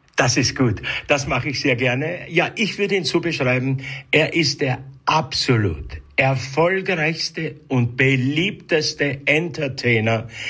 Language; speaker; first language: German; native; German